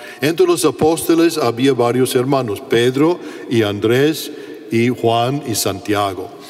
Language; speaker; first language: Spanish; non-native, fluent; English